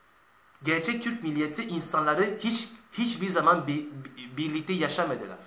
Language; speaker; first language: Turkish; non-native, learner; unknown